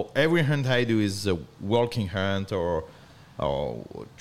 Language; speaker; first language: English; non-native, learner; French